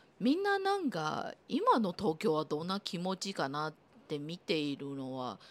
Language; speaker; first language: Japanese; non-native, fluent; Chinese